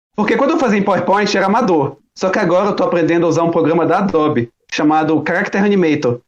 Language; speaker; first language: Portuguese; early bilingual, other home language; German